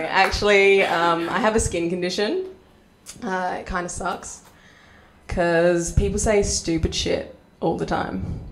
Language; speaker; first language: English; native; English